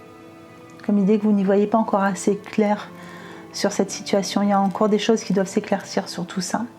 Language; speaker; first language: French; native; French